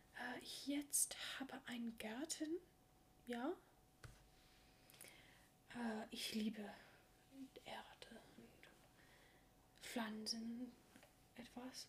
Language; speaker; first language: German; non-native, learner; English